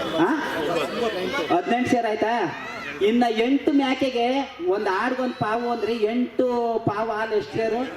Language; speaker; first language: Kannada; native; Kannada